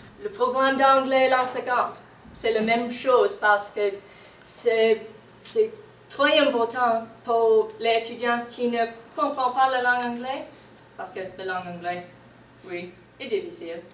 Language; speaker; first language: French; non-native, learner; English